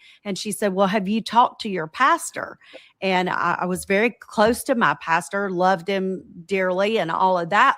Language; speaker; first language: English; native; English